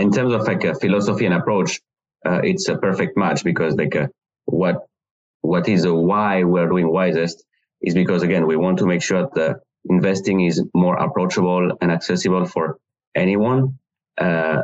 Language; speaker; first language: English; non-native, fluent; French